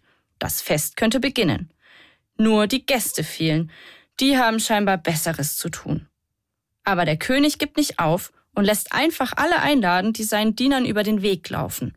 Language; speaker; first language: German; native; German